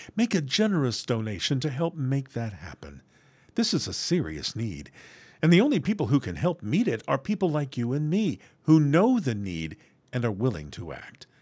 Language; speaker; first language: English; native; English